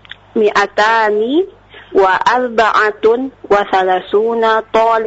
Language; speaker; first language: Arabic; non-native, learner; Indonesian